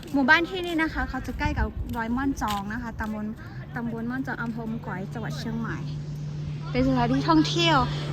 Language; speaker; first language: Thai; non-native, local second language; Karen languages